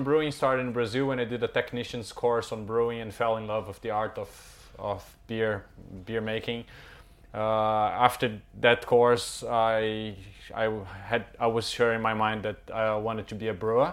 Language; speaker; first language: English; non-native, fluent; Portuguese